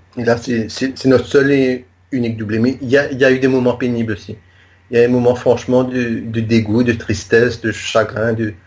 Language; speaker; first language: French; non-native, local second language; Morisyen